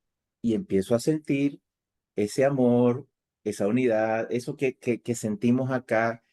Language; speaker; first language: Spanish; native; Spanish